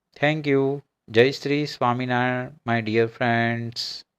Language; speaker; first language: English; non-native, local second language; Gujarati